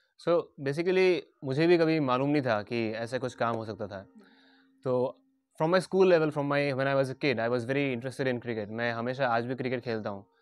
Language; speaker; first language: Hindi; non-native, local second language; Bangla